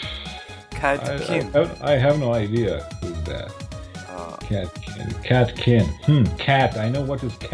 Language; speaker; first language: English; non-native, fluent; Croatian